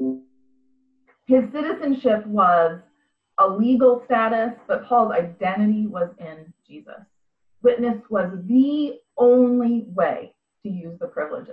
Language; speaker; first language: English; native; English